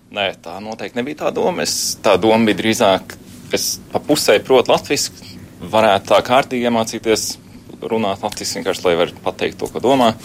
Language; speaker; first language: Latvian; early bilingual, heritage; Latvian